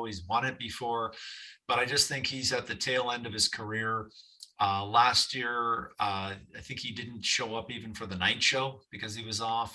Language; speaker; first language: English; native; English